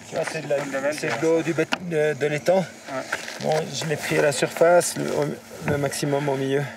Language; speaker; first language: French; native; French